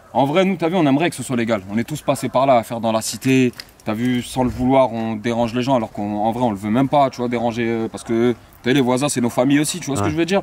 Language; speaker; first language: French; native; French